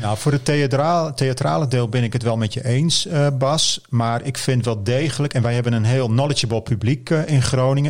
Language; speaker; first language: Dutch; native; Dutch